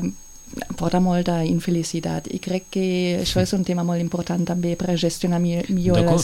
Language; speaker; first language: Catalan; non-native, fluent; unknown